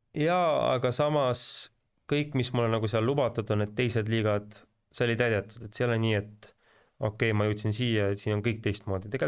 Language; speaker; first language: Estonian; early bilingual, heritage; Estonian